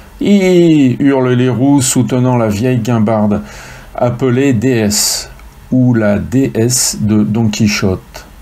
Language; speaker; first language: French; native; French